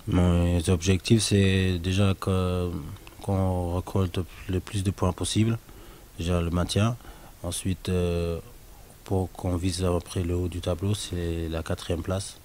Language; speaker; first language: French; non-native, local second language; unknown